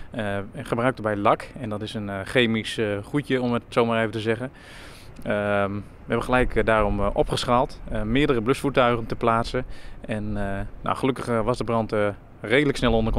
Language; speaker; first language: Dutch; native; Dutch